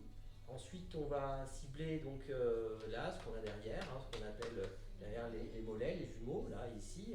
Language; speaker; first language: French; native; French